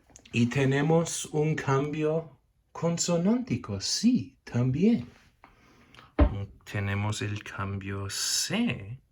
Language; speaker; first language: Spanish; non-native, fluent; English